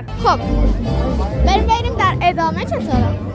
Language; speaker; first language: Persian; native; Persian